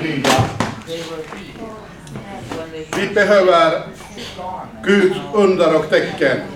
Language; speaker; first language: Swedish; non-native, fluent; Finnish